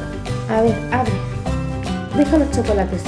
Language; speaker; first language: Spanish; native; Spanish